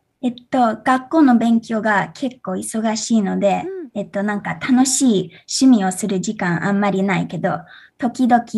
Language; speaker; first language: Japanese; early bilingual, heritage; English